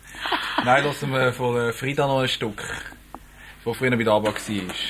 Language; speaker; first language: German; native; German